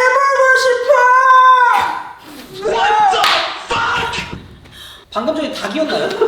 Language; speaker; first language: Korean; native; Korean